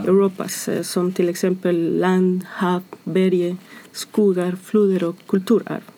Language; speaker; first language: Swedish; non-native, fluent; Spanish